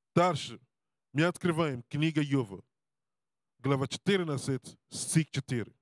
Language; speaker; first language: Russian; non-native, learner; English